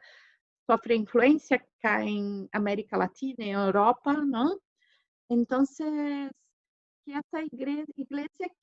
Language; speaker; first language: Spanish; non-native, fluent; Portuguese